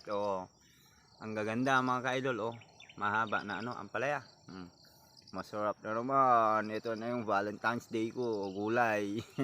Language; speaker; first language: Filipino; native; Filipino